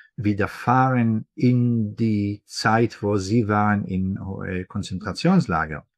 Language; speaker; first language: German; non-native, fluent; Hebrew